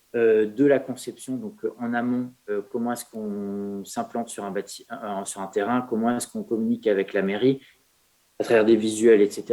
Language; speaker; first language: French; native; French